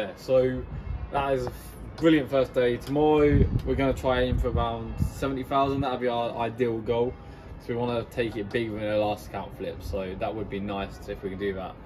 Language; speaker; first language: English; native; English